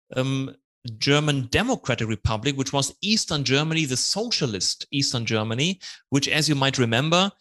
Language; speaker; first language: English; non-native, fluent; German